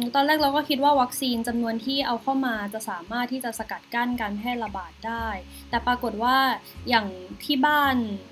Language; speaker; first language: Thai; native; Thai